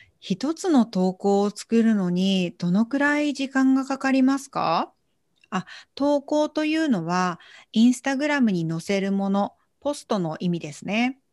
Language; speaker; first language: Japanese; native; Japanese